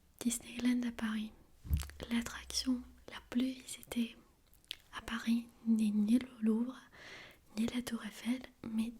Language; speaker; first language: French; non-native, fluent; Armenian